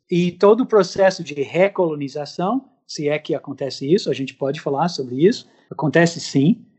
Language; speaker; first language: Portuguese; non-native, fluent; English